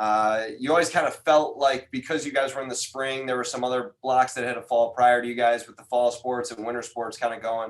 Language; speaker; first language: English; native; English